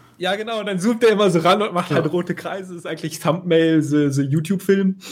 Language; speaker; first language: German; native; German